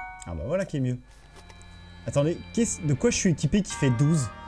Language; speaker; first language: French; native; French